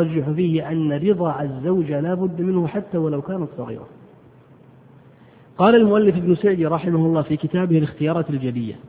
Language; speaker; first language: Arabic; native; Arabic